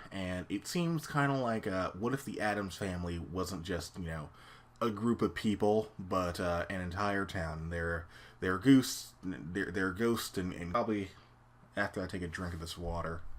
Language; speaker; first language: English; native; English